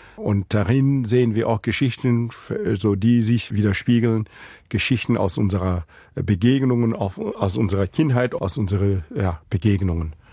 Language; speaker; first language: German; non-native, fluent; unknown